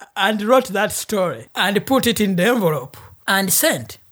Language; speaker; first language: English; non-native, local second language; Ganda